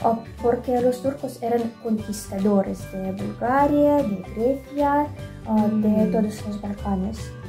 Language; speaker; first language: Spanish; non-native, fluent; Russian